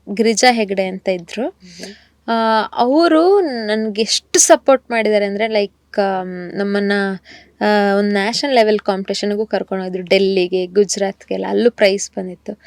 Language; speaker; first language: Kannada; native; Kannada